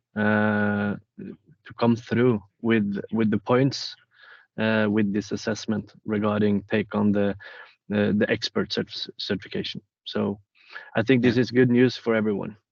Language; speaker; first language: English; non-native, fluent; Norwegian